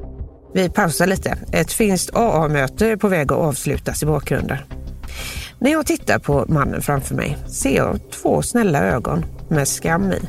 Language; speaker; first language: Swedish; native; Swedish